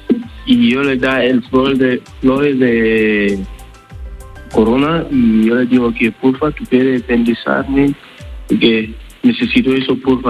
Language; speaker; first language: Spanish; non-native, learner; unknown